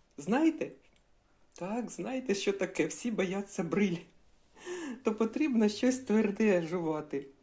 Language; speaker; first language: Ukrainian; non-native, local second language; Russian